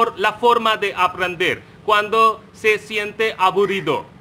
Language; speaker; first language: Spanish; non-native, fluent; Hindi